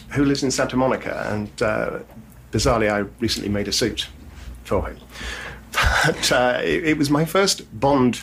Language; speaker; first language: English; native; English